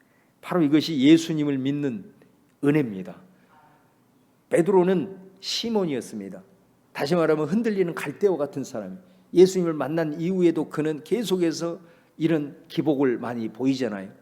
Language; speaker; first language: Korean; native; Korean